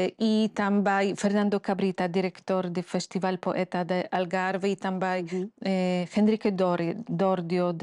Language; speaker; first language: Portuguese; non-native, fluent; Polish